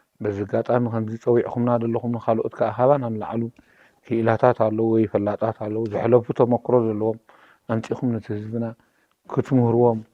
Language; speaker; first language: Tigrinya; native; Tigrinya